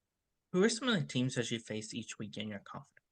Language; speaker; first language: English; native; English